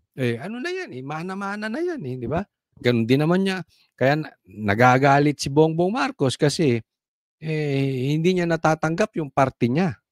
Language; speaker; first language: Filipino; native; Filipino